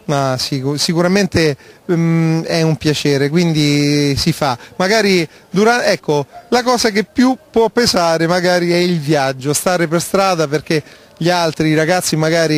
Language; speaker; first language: Italian; native; Italian